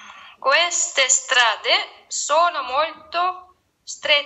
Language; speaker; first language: Italian; non-native, learner; Russian